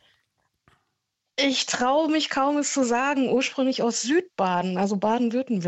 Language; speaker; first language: German; native; German